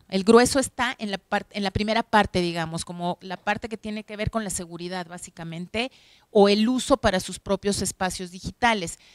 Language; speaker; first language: Spanish; native; Spanish